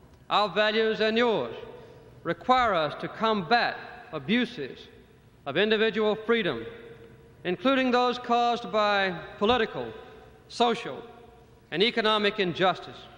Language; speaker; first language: English; native; English